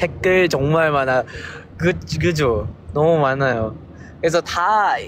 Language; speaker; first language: Korean; non-native, learner; Filipino